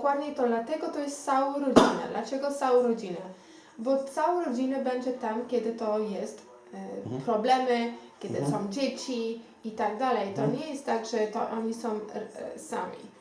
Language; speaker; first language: Polish; non-native, learner; Xhosa